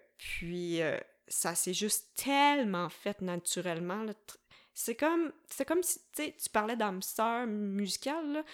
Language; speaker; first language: French; native; French